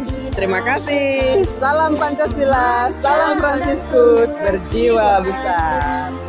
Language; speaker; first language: Indonesian; native; Indonesian